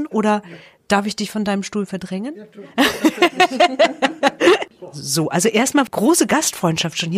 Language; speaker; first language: German; native; German